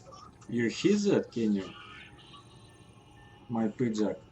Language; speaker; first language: English; non-native, learner; Russian